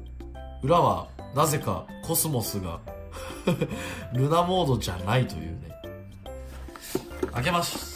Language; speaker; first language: Japanese; native; Japanese